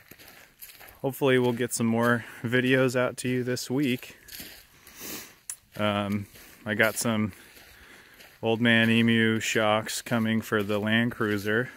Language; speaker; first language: English; native; English